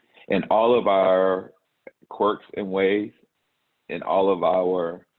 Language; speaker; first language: English; native; English